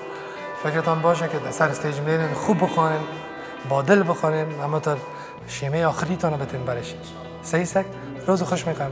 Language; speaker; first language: Persian; native; Persian